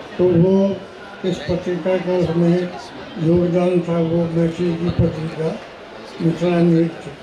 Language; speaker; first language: Hindi; non-native, local second language; Maithili